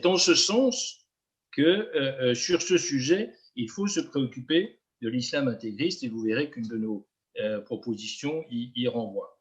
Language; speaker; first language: French; native; French